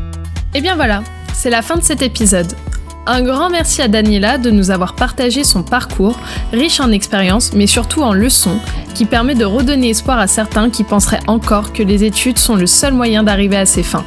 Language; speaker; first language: French; native; French